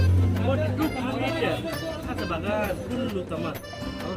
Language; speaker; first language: Arabic; non-native, learner; Bangla